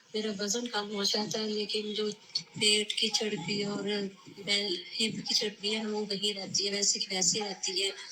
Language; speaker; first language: Urdu; native; Urdu